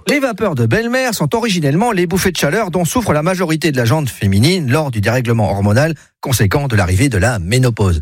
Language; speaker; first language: French; native; French